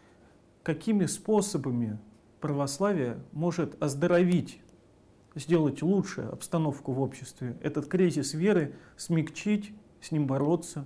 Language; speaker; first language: Russian; native; Russian